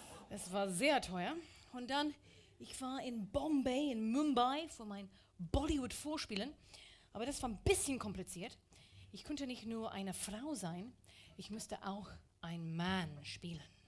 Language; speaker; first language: German; non-native, fluent; English